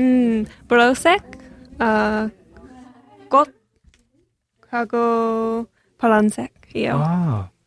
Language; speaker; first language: Korean; non-native, learner; English